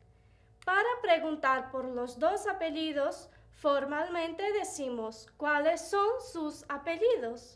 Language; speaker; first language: Spanish; non-native, fluent; Portuguese